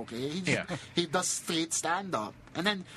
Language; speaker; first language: English; non-native, local second language; Filipino